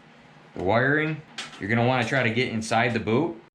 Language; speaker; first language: English; native; English